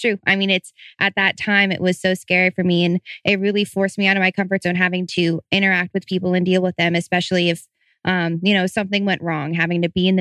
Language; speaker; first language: English; native; English